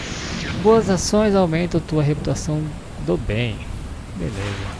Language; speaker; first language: Portuguese; native; Portuguese